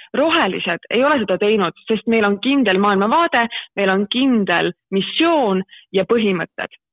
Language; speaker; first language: Estonian; native; Estonian